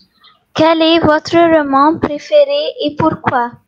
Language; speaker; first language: French; non-native, learner; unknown